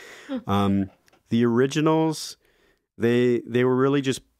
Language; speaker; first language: English; native; English